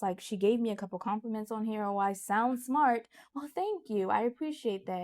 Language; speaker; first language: English; native; English